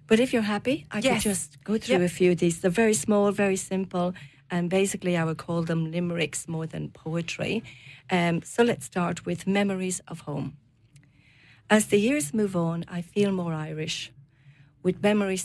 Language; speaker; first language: English; native; English